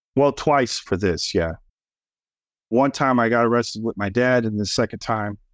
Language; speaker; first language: English; native; English